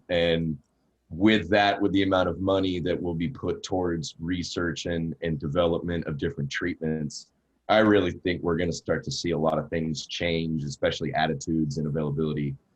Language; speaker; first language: English; native; English